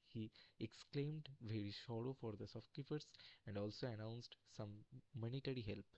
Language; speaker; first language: English; non-native, local second language; Bangla